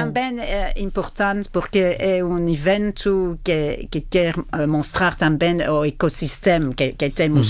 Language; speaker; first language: Portuguese; non-native, fluent; French